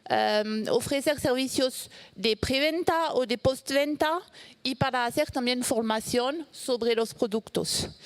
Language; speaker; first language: Spanish; non-native, fluent; French